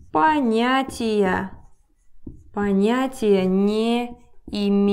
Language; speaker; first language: Russian; non-native, learner; English